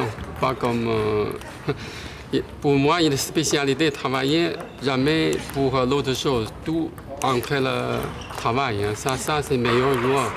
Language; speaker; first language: French; non-native, learner; Chinese